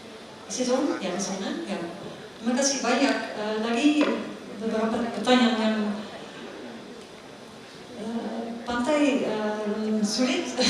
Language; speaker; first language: Indonesian; non-native, learner; Dutch